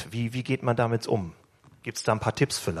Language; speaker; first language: German; native; German